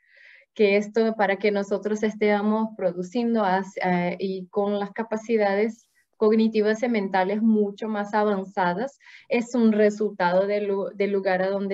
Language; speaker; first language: Spanish; non-native, fluent; Portuguese